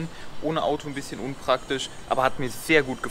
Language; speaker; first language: German; native; German